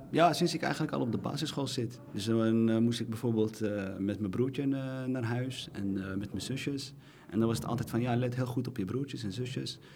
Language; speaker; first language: Dutch; early bilingual, other home language; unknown